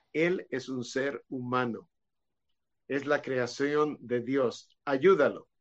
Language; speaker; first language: Spanish; non-native, fluent; Hebrew